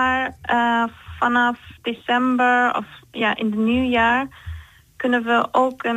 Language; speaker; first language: Dutch; non-native, learner; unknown